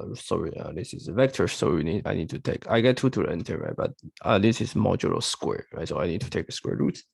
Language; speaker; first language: English; non-native, fluent; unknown